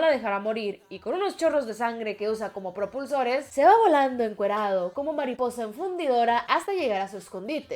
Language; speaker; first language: Spanish; native; Spanish